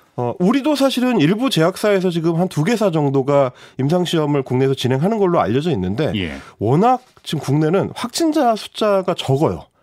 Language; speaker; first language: Korean; native; Korean